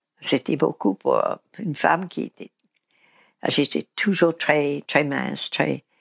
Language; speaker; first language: French; non-native, fluent; English